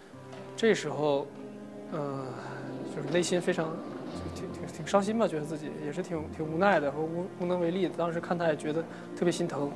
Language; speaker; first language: Chinese; native; Chinese